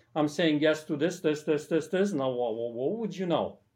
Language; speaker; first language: English; early bilingual, other home language; Polish